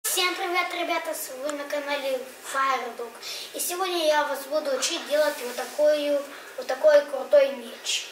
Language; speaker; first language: Russian; early bilingual, heritage; Russian